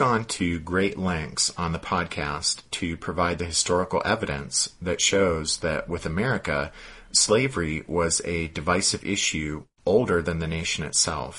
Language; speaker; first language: English; native; English